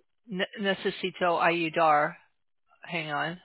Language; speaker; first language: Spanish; non-native, learner; English